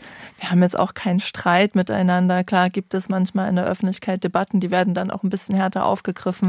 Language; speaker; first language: German; native; German